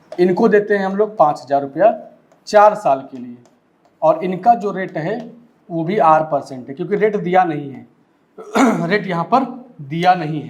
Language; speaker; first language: Hindi; native; Hindi